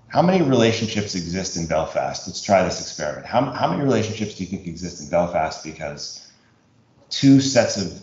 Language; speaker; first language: English; native; English